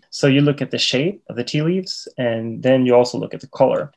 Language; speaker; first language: English; non-native, fluent; Swedish